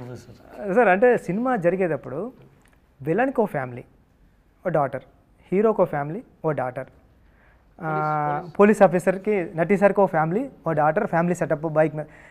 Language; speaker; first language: Telugu; native; Telugu